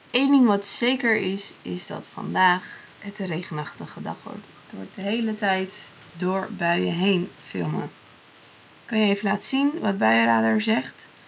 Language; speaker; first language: Dutch; early bilingual, other home language; Armenian